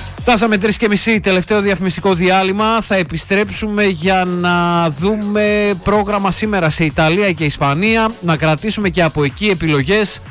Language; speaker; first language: Greek; native; Greek